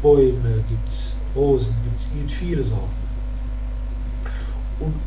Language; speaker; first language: German; non-native, learner; Arabic